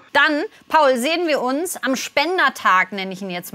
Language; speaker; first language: German; native; German